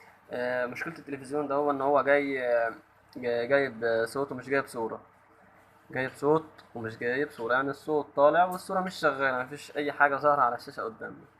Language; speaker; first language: Arabic; native; Arabic